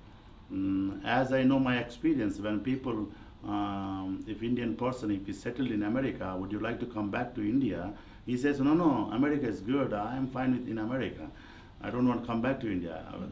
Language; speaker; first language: English; non-native, local second language; Telugu